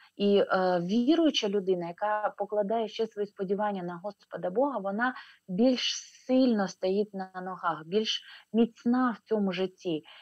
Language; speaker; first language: Ukrainian; non-native, local second language; Russian